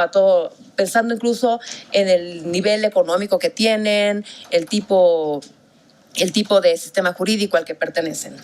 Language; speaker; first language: Spanish; native; Spanish